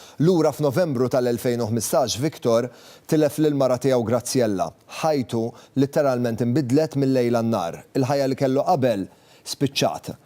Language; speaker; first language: Maltese; native; Maltese